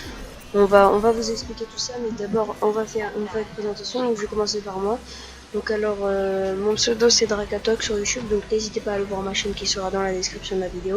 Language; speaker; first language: French; native; French